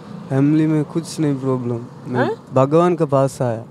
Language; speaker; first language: Hindi; non-native, local second language; Malayalam